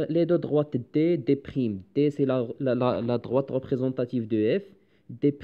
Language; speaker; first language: French; non-native, local second language; Arabic